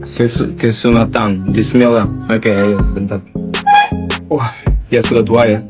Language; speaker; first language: Indonesian; non-native, learner; Japanese